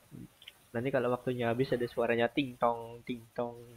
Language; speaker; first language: Indonesian; native; Indonesian